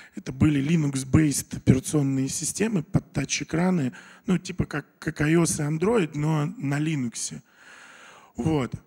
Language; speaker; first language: Russian; native; Russian